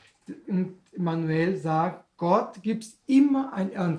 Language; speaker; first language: German; non-native, learner; Portuguese